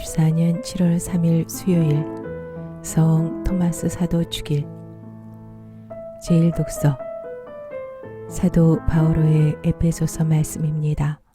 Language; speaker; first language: Korean; native; Korean